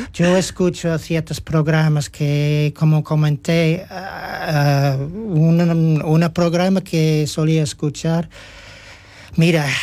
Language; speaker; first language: Spanish; non-native, fluent; English